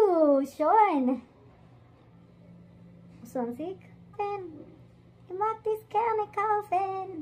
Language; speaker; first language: German; non-native, learner; Filipino